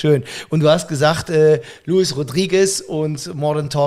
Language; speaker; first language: German; native; German